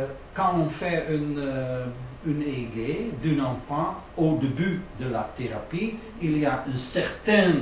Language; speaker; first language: French; non-native, learner; Dutch